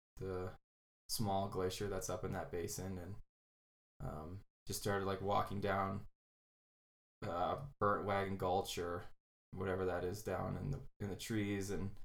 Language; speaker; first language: English; native; English